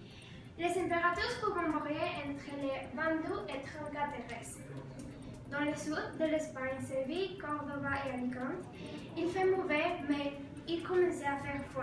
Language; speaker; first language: French; non-native, learner; Spanish